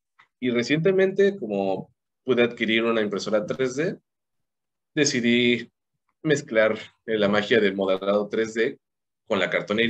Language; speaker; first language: Spanish; native; Spanish